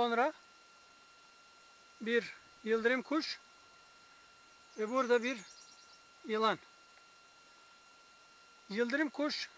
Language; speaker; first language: Turkish; non-native, fluent; English